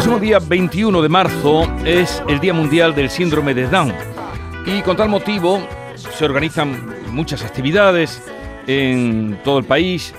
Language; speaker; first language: Spanish; native; Spanish